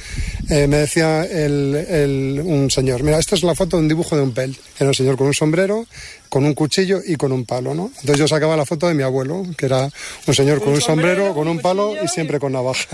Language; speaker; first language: Spanish; native; Spanish